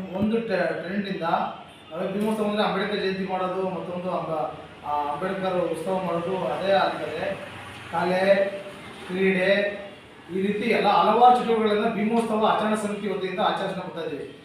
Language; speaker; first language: Kannada; native; Kannada